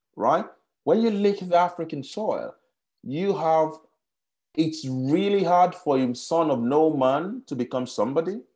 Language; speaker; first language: English; non-native, local second language; Yoruba